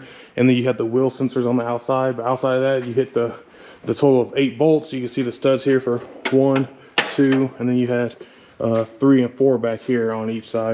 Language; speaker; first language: English; native; English